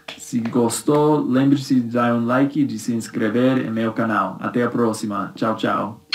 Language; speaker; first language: Portuguese; non-native, fluent; English